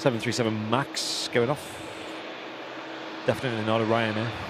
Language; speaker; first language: English; native; English